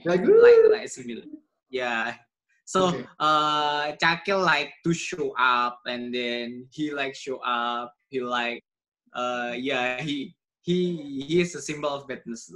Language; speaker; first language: English; non-native, learner; Indonesian